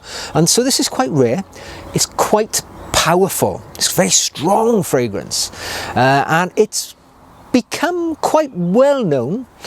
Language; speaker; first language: English; native; English